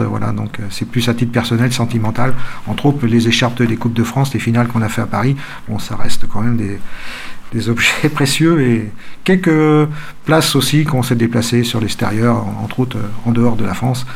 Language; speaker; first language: French; native; French